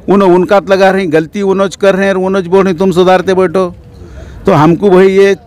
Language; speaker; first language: Hindi; non-native, local second language; Urdu